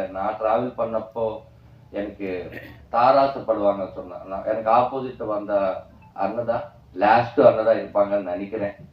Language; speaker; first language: Tamil; non-native, learner; Telugu